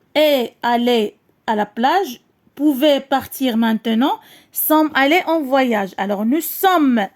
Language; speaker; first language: French; non-native, local second language; Arabic